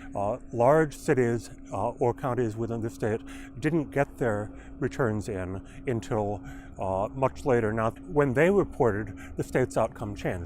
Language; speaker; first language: English; native; English